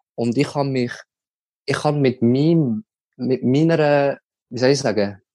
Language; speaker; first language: German; native; German